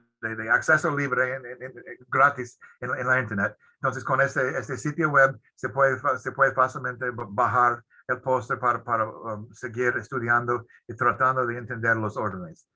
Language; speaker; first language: Spanish; non-native, fluent; English